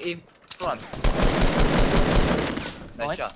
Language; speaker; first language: English; non-native, learner; Korean